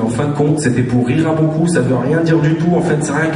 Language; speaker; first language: French; native; French